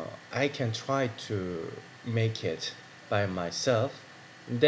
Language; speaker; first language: English; non-native, learner; Korean